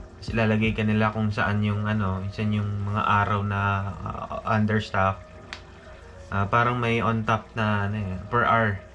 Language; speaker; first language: Filipino; native; Filipino